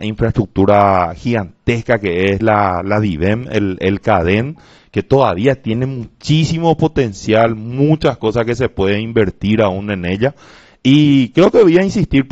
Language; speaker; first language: Spanish; native; Spanish